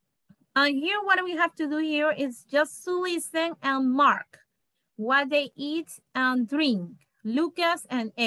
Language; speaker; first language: English; non-native, learner; Spanish